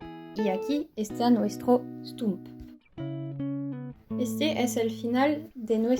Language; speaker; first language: Spanish; non-native, learner; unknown